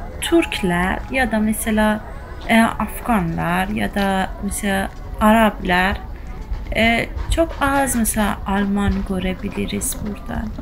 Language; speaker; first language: Turkish; early bilingual, heritage; Turkish